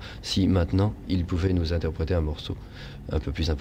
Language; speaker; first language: French; native; French